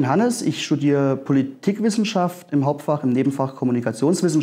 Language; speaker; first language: German; native; German